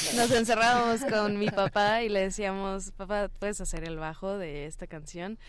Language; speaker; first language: Spanish; native; Spanish